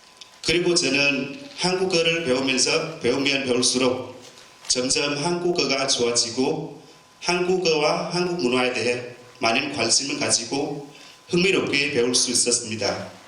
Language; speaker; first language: Korean; non-native, learner; Vietnamese